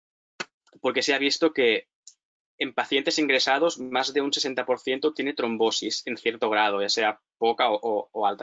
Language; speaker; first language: Spanish; native; Spanish